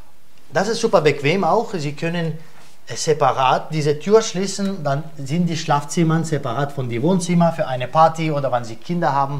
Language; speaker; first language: German; non-native, fluent; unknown